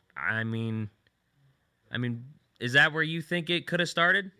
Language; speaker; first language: English; native; English